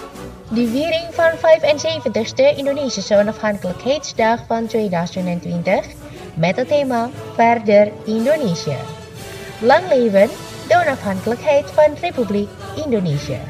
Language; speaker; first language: Dutch; non-native, fluent; Indonesian